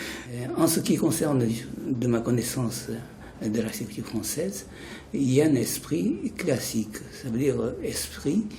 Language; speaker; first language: French; non-native, fluent; Japanese